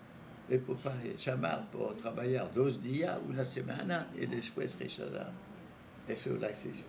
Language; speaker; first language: Spanish; non-native, fluent; French